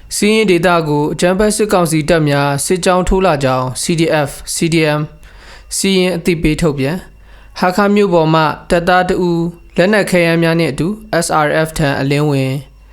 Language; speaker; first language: Burmese; non-native, local second language; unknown